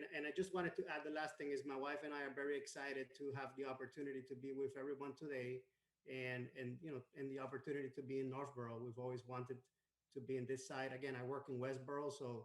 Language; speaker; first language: English; non-native, fluent; Spanish